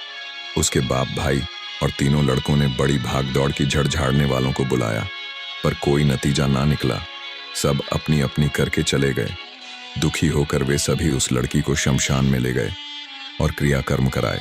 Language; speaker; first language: Hindi; native; Hindi